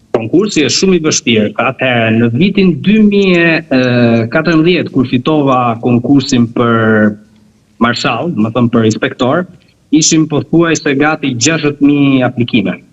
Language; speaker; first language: Albanian; early bilingual, heritage; Albanian